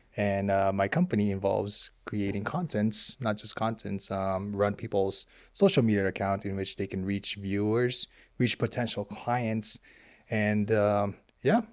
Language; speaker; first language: English; early bilingual, other home language; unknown